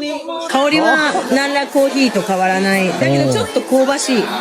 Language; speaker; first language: Japanese; native; Japanese